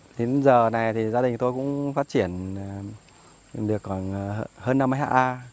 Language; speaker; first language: Vietnamese; non-native, local second language; Iu Mien